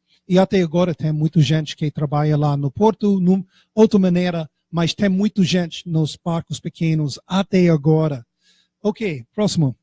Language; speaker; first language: Portuguese; non-native, fluent; English